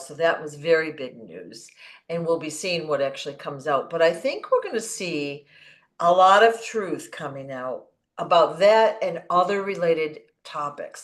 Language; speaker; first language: English; native; English